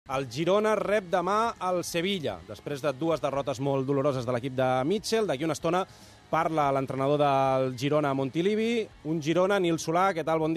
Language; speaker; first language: Catalan; native; Catalan